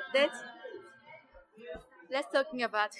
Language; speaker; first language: English; non-native, learner; Japanese